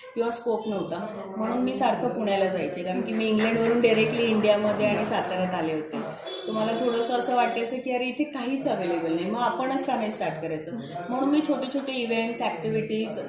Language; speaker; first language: Marathi; non-native, local second language; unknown